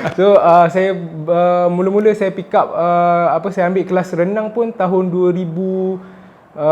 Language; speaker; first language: Malay; native; Malay